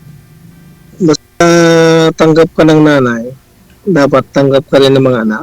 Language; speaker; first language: Filipino; non-native, local second language; Iloko